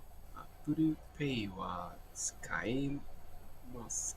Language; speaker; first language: Japanese; non-native, learner; English